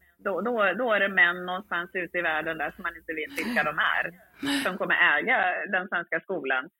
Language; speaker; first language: Swedish; early bilingual, other home language; Swahili